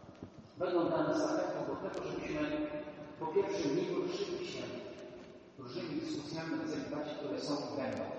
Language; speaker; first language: Polish; native; Polish